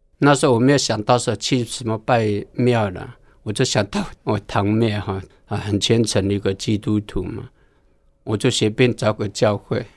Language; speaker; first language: Chinese; non-native, local second language; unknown